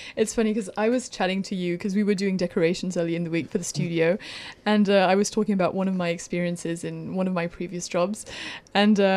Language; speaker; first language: English; non-native, fluent; French